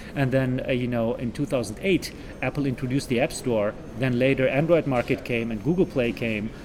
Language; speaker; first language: English; non-native, fluent; German